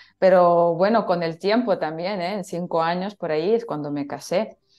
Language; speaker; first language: Spanish; non-native, fluent; Russian